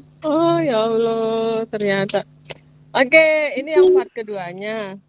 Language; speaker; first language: Indonesian; native; Indonesian